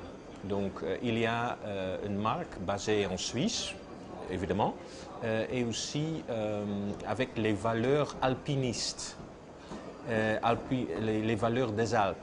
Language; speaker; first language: French; non-native, fluent; Dutch